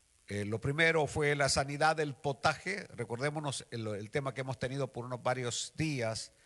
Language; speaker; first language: Spanish; native; Spanish